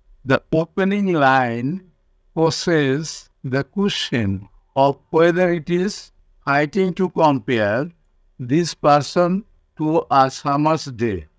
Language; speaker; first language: English; non-native, local second language; Bangla